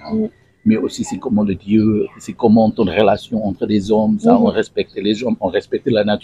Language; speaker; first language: French; non-native, learner; Indonesian